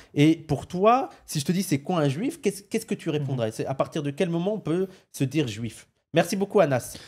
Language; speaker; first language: French; native; French